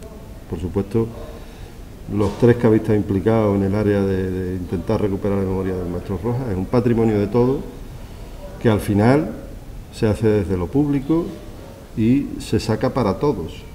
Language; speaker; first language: Spanish; native; Spanish